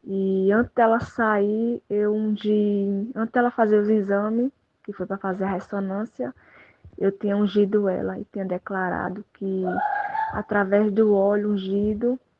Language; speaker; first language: Portuguese; native; Portuguese